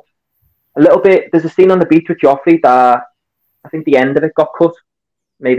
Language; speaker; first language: English; native; English